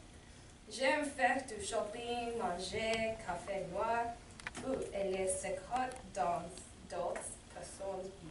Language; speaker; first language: French; non-native, learner; English